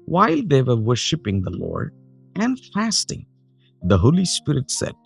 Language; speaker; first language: English; non-native, local second language; Malayalam